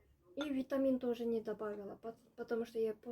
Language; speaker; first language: Russian; non-native, local second language; Uzbek